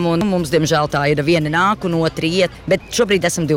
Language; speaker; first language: Latvian; native; Latvian